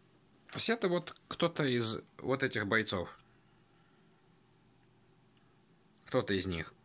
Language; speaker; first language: Russian; native; Russian